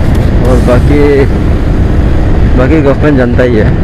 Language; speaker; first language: Hindi; non-native, local second language; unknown